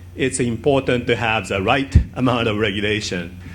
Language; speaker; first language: English; non-native, fluent; Japanese